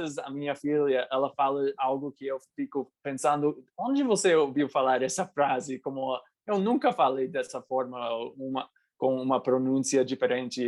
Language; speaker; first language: Portuguese; non-native, fluent; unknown